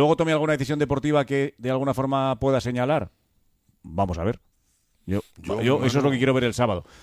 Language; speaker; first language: Spanish; native; Spanish